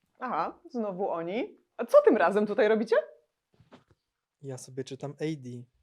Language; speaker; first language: Polish; native; Polish